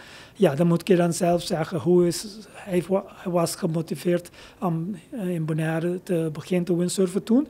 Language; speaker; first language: Dutch; non-native, local second language; Papiamento